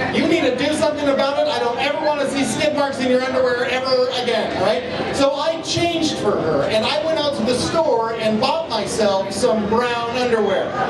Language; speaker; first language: English; native; English